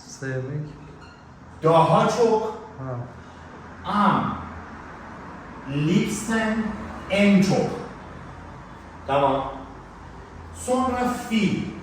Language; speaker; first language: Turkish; non-native, learner; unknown